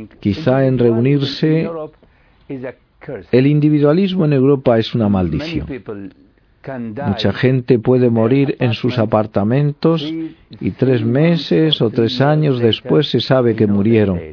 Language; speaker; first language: Spanish; non-native, fluent; Arabic